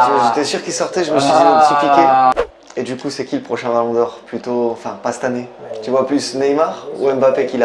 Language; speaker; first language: French; native; French